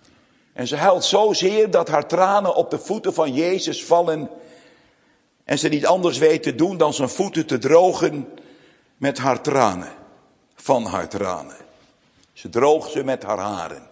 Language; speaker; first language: Dutch; native; Dutch